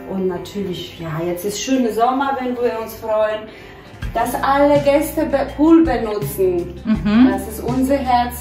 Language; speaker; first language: German; non-native, fluent; Polish